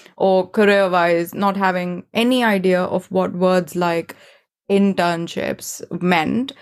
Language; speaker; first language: English; non-native, local second language; Hindi